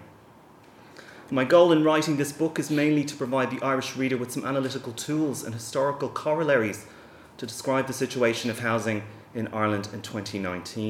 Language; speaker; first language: English; native; English